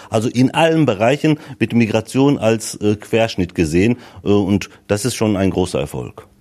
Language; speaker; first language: German; early bilingual, other home language; Turkish